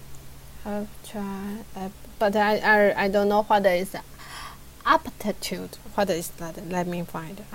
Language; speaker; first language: English; non-native, learner; Chinese